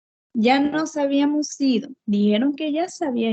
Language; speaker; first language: Spanish; non-native, fluent; Portuguese